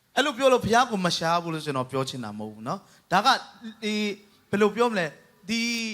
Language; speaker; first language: Burmese; non-native, local second language; Tedim Chin